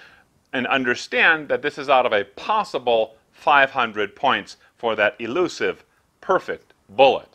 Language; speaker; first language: English; native; English